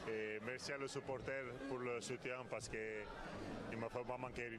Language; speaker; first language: French; non-native, learner; Italian